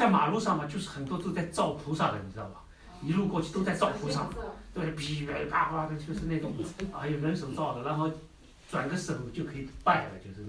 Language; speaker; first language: Chinese; native; Chinese